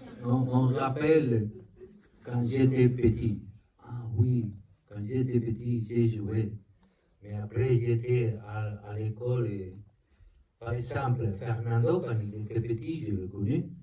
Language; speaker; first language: French; non-native, learner; Spanish